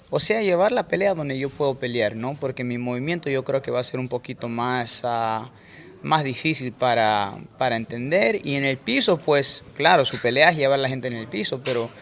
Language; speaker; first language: Spanish; native; Spanish